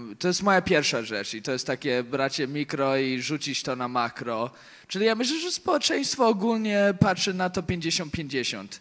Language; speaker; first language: Polish; early bilingual, heritage; English